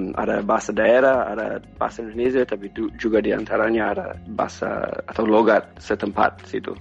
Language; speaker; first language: Indonesian; non-native, fluent; English